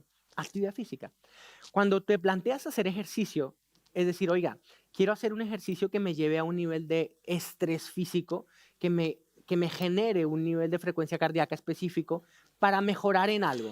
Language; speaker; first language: Spanish; native; Spanish